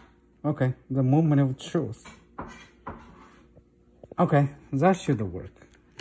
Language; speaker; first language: English; non-native, fluent; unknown